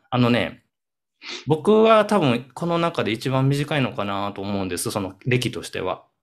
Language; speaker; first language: Japanese; native; Japanese